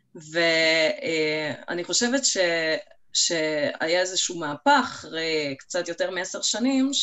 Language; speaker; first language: Hebrew; non-native, fluent; Hungarian